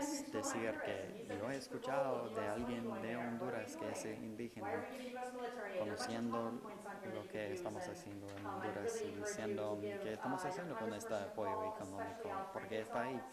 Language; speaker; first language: Spanish; non-native, fluent; English